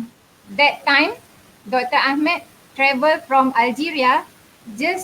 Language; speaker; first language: English; non-native, local second language; Malay